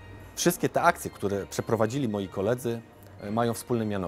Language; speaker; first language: Polish; native; Polish